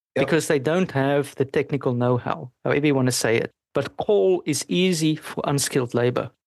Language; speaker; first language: English; non-native, local second language; Afrikaans